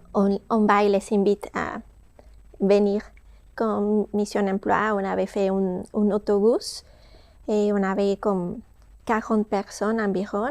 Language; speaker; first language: French; non-native, fluent; Spanish